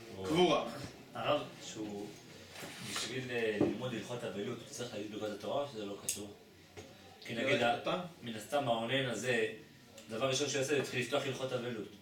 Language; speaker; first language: Hebrew; native; Hebrew